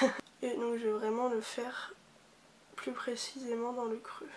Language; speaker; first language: French; native; French